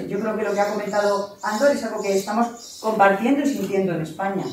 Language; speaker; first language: Spanish; native; Spanish